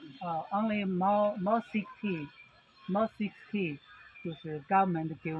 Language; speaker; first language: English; non-native, learner; Chinese